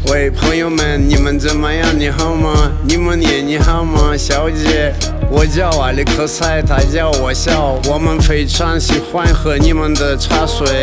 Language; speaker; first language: Chinese; non-native, learner; Russian